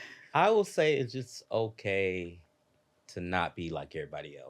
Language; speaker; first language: English; native; English